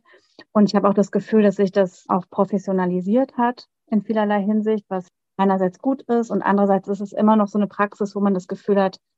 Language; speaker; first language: German; native; German